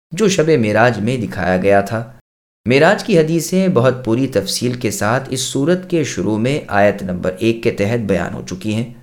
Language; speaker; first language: Urdu; native; Urdu